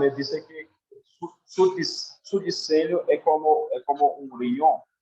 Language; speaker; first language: Spanish; non-native, learner; Portuguese